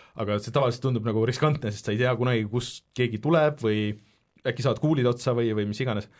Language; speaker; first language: Estonian; native; Estonian